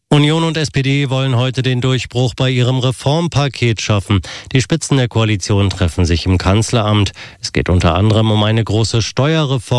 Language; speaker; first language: German; native; German